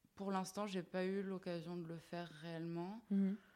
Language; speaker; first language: French; native; French